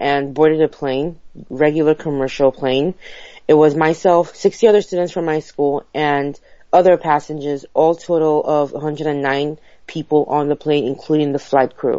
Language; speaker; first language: English; non-native, local second language; Igbo